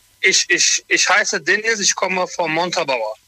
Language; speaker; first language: German; non-native, learner; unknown